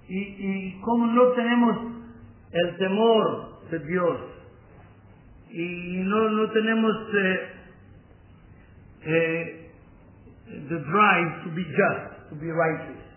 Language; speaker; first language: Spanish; non-native, learner; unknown